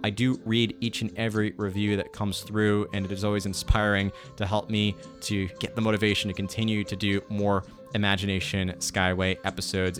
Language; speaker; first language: English; native; English